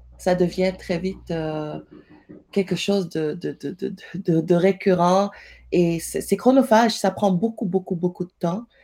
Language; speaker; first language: French; non-native, local second language; Wolof